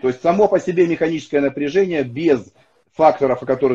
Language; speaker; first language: Russian; native; Russian